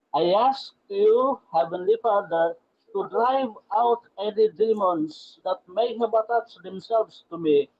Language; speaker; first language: English; non-native, local second language; Filipino